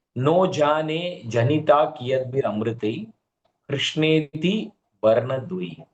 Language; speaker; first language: Malayalam; early bilingual, heritage; Malayalam